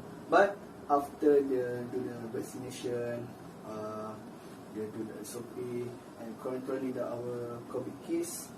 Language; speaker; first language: English; non-native, local second language; Malay